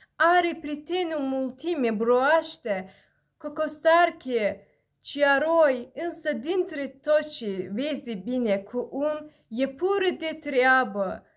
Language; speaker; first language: Romanian; non-native, learner; Azerbaijani